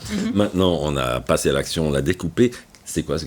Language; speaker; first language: French; native; French